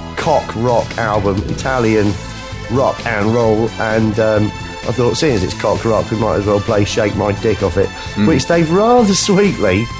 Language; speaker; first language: English; native; English